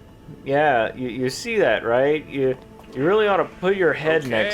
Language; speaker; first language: English; native; English